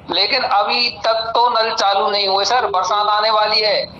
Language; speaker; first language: Hindi; native; Hindi